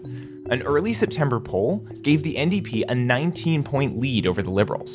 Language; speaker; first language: English; native; English